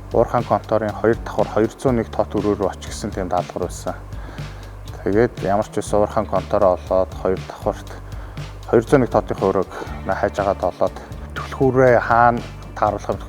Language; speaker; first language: Mongolian; native; Mongolian